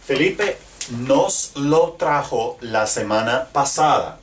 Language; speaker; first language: Spanish; non-native, fluent; English